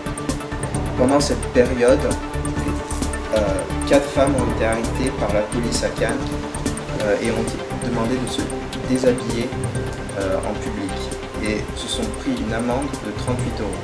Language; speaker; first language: French; non-native, learner; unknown